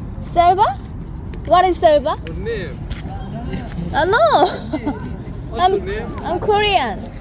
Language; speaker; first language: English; non-native, learner; Korean